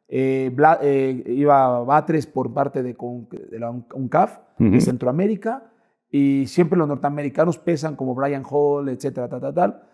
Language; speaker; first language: Spanish; native; Spanish